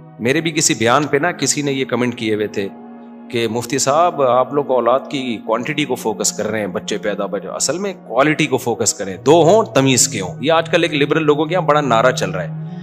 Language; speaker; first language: Urdu; native; Urdu